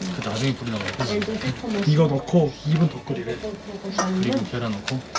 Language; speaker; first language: Korean; native; Korean